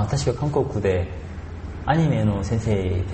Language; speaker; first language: Japanese; non-native, learner; Korean